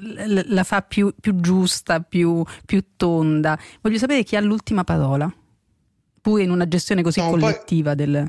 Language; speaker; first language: Italian; native; Italian